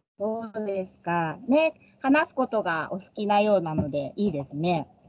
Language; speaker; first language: Japanese; native; Japanese